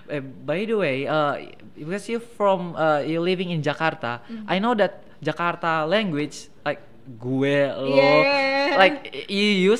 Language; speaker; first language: English; non-native, fluent; Indonesian